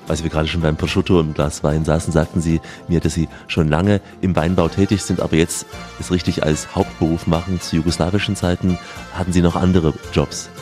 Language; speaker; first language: German; native; German